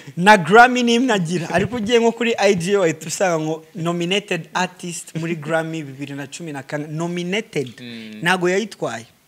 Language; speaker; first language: Kinyarwanda; early bilingual, heritage; Kinyarwanda